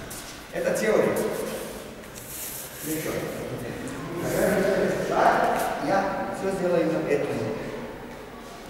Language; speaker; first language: Russian; non-native, learner; Serbian